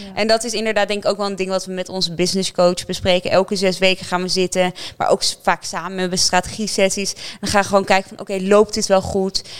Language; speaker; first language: Dutch; native; Dutch